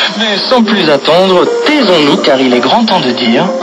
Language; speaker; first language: French; native; French